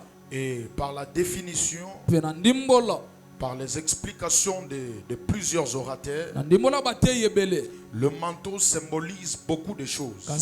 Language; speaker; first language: French; non-native, local second language; Lingala